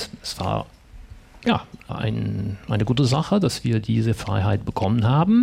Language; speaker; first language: German; non-native, fluent; English